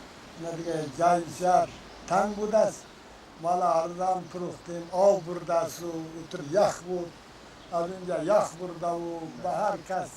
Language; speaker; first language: Persian; non-native, local second language; Kyrgyz